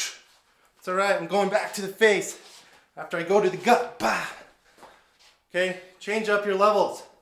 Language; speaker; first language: English; native; English